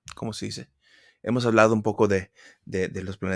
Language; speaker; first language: Spanish; early bilingual, other home language; English